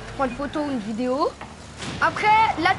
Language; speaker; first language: French; native; French